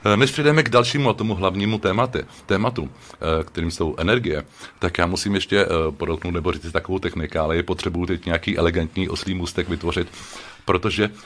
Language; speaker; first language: Czech; native; Czech